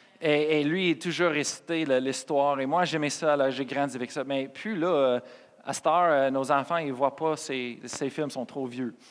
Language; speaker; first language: French; non-native, fluent; English